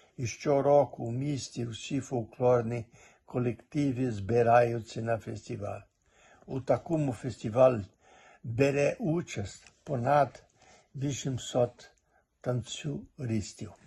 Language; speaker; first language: Ukrainian; early bilingual, heritage; Portuguese